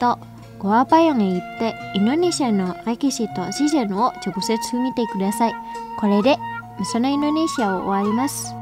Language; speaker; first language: Japanese; non-native, fluent; Indonesian